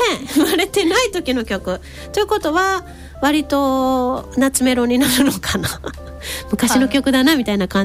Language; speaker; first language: Japanese; native; Japanese